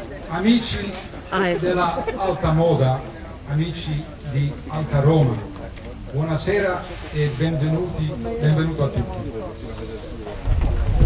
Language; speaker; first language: Italian; non-native, fluent; Dutch